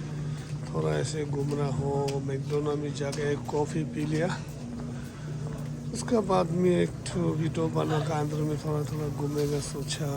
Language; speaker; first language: Hindi; non-native, local second language; Tibetan